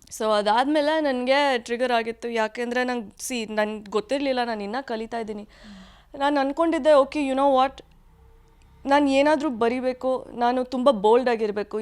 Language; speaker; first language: Kannada; early bilingual, heritage; Kannada